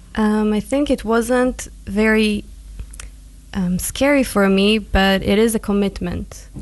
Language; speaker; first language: English; non-native, fluent; Hebrew